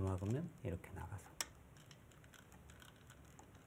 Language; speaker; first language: Korean; native; Korean